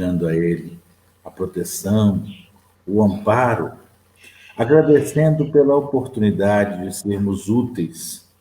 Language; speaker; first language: Portuguese; native; Portuguese